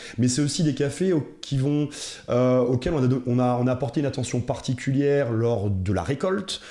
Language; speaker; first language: French; native; French